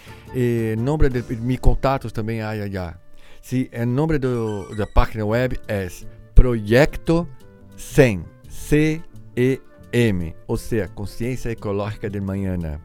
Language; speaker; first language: Spanish; non-native, learner; Portuguese